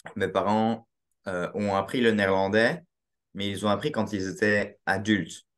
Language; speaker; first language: French; native; French